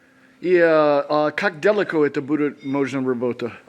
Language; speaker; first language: Russian; non-native, learner; English